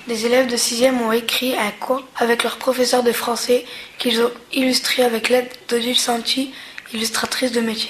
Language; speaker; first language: French; native; French